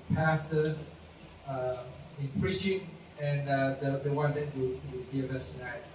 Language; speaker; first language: English; non-native, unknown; Chinese